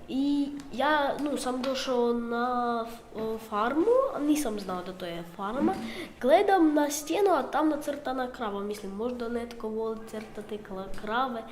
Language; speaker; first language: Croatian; non-native, learner; Ukrainian